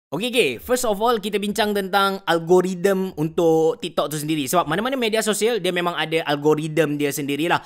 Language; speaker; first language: Malay; native; Malay